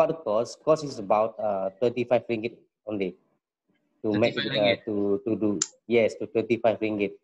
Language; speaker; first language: English; non-native, local second language; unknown